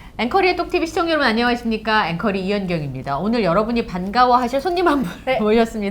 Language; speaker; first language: Korean; native; Korean